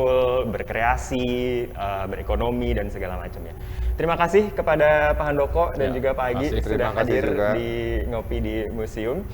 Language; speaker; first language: Indonesian; native; Indonesian